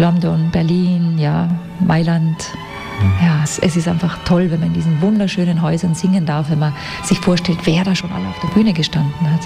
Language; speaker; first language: German; native; German